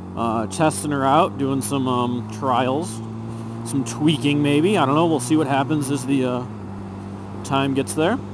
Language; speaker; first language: English; native; English